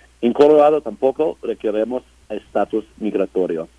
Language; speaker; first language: Spanish; non-native, learner; English